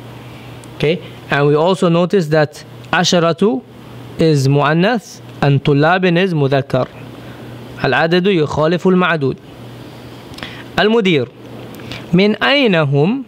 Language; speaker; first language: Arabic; non-native, fluent; English